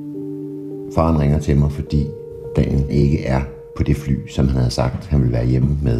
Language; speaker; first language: Danish; native; Danish